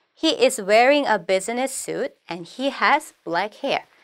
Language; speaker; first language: English; non-native, fluent; Korean